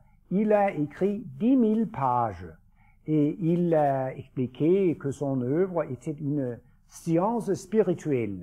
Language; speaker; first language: French; non-native, fluent; Danish